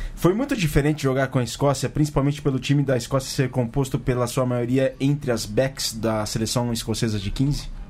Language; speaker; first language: Portuguese; native; Portuguese